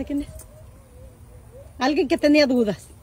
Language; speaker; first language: Spanish; native; Spanish